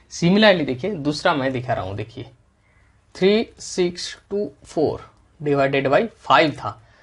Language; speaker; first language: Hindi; non-native, local second language; Bangla